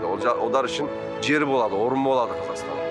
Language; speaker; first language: Kazakh; early bilingual, heritage; Kazakh